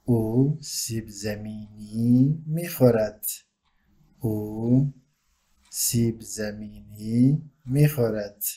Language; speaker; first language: Persian; non-native, fluent; Turkish